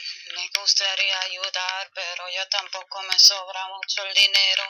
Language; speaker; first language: Spanish; non-native, fluent; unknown